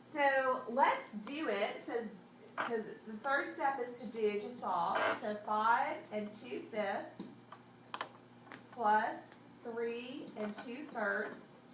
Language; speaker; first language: English; native; English